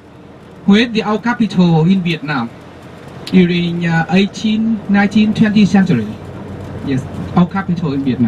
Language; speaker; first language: English; non-native, learner; Vietnamese